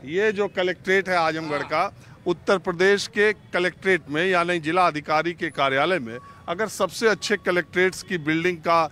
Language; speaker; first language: Hindi; native; Hindi